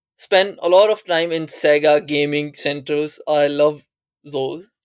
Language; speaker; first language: English; non-native, local second language; Urdu